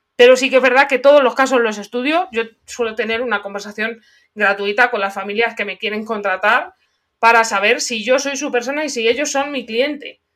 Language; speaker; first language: Spanish; native; Spanish